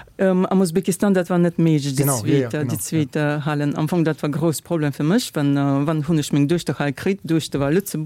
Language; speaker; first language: German; non-native, learner; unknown